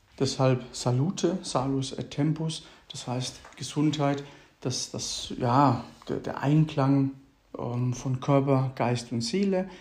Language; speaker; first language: German; early bilingual, other home language; Italian